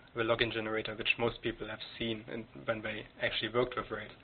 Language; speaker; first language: English; non-native, fluent; German